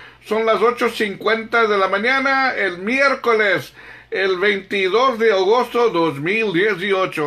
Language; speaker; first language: Spanish; non-native, learner; English